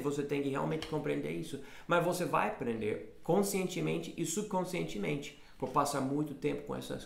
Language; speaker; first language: Portuguese; non-native, fluent; English